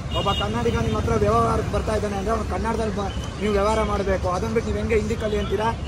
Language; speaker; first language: Kannada; native; Kannada